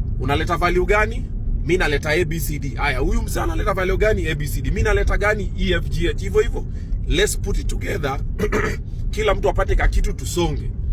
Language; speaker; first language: Swahili; native; Swahili